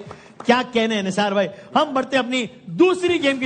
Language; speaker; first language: Urdu; native; Urdu